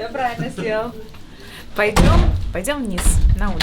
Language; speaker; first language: Russian; native; Russian